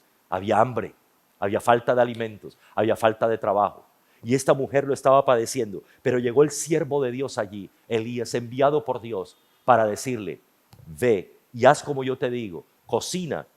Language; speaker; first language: Spanish; native; Spanish